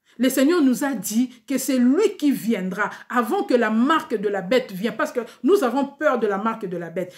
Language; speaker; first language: French; non-native, local second language; Lingala